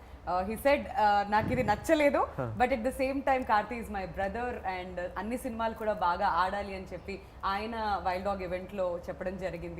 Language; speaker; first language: Telugu; native; Telugu